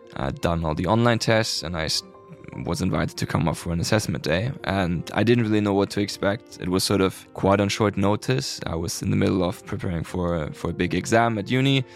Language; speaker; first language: English; non-native, fluent; German